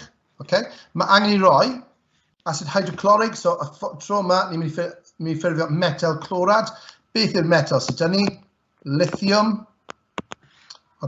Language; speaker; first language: Welsh; native; Welsh